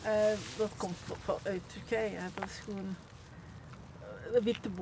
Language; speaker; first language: Dutch; non-native, learner; Turkish